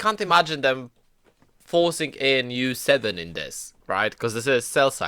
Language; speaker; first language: English; native; English